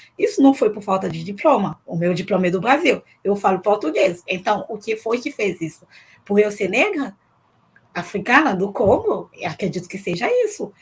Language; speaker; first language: Portuguese; non-native, fluent; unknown